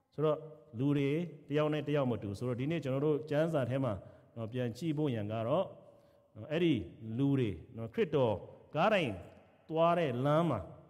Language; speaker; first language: Burmese; non-native, local second language; Kachin